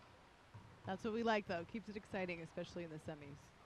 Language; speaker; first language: English; native; English